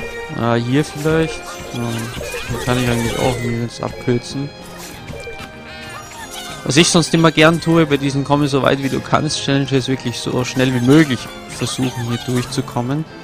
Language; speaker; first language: German; native; German